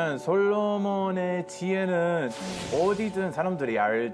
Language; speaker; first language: Korean; non-native, fluent; Hebrew